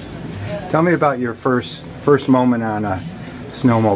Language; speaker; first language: English; native; English